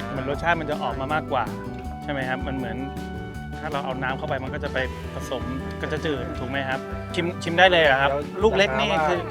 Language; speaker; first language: Thai; native; Thai